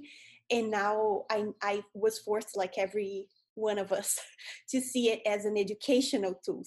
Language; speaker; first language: English; non-native, fluent; Portuguese